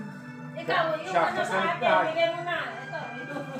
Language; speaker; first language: German; non-native, learner; Filipino